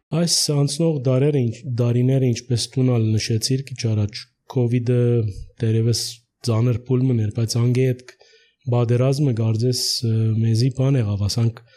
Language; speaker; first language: Armenian; early bilingual, heritage; Armenian